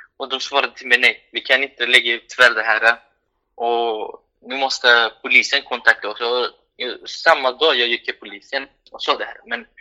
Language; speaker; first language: Swedish; non-native, fluent; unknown